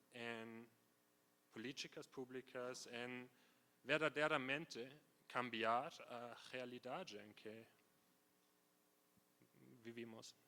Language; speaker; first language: Portuguese; non-native, fluent; German